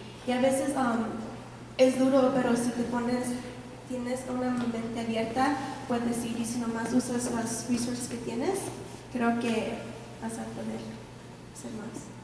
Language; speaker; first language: Spanish; early bilingual, heritage; Spanish